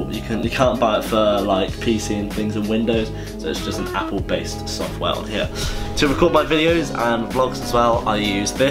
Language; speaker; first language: English; native; English